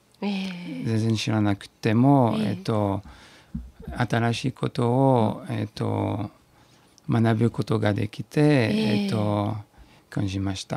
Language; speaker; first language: Japanese; non-native, learner; French